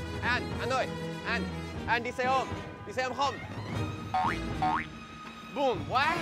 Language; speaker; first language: Vietnamese; non-native, learner; English